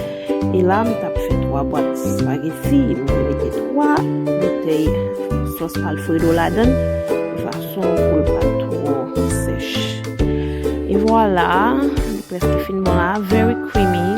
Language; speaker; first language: French; non-native, learner; Haitian Creole